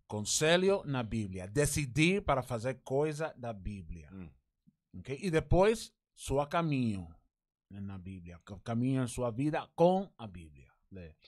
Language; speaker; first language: Portuguese; non-native, learner; Spanish